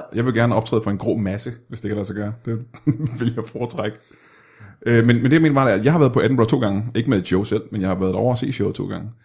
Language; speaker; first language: Danish; native; Danish